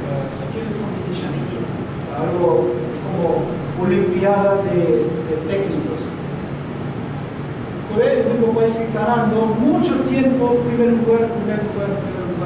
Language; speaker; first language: Spanish; non-native, learner; Korean